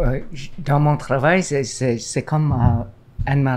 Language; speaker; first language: French; non-native, learner; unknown